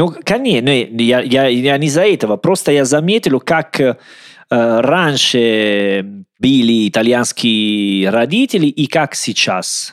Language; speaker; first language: Russian; non-native, learner; Italian